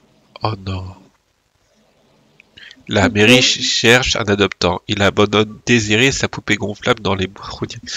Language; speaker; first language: French; native; French